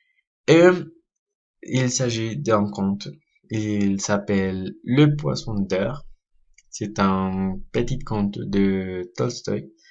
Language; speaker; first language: French; non-native, learner; Spanish